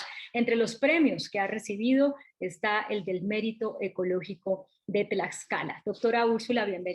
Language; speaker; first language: Spanish; native; Spanish